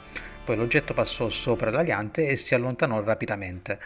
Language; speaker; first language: Italian; native; Italian